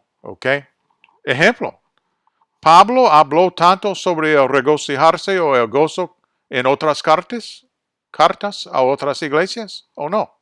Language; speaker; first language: Spanish; non-native, fluent; English